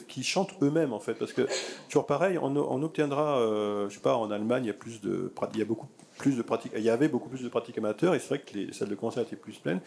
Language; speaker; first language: French; native; French